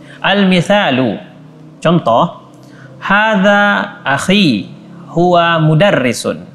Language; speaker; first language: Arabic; non-native, fluent; Indonesian